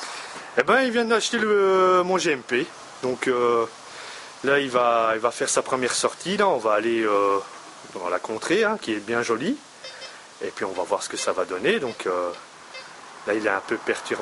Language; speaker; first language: French; native; French